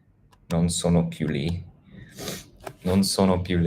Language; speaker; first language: Italian; non-native, learner; English